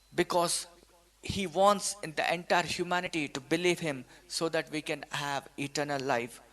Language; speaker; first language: English; non-native, local second language; Telugu